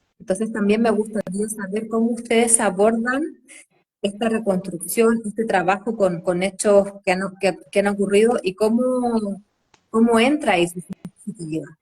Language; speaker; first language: Spanish; native; Spanish